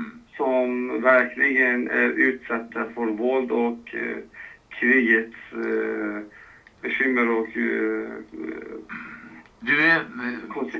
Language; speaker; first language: Swedish; non-native, fluent; Persian